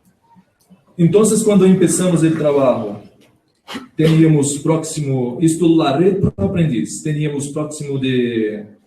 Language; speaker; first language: Spanish; non-native, learner; Portuguese